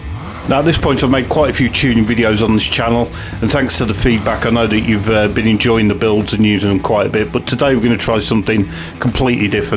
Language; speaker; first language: English; native; English